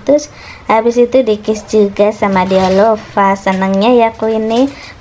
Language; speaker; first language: Indonesian; native; Indonesian